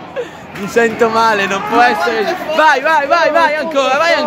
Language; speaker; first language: Italian; native; Italian